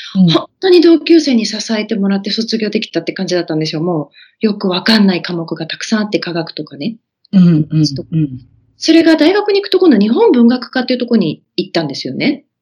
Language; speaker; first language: Japanese; native; Japanese